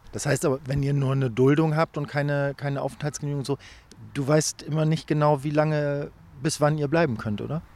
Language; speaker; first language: German; native; German